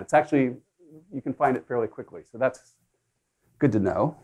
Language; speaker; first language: English; native; English